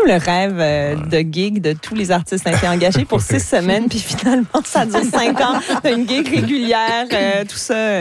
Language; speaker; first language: French; native; French